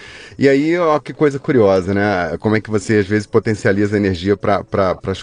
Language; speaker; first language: Portuguese; native; Portuguese